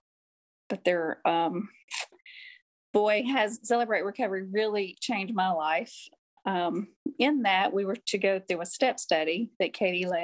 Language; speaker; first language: English; native; English